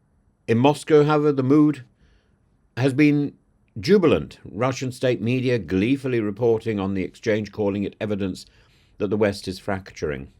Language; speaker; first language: English; native; English